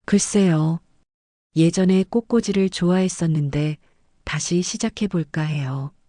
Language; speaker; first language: Korean; native; Korean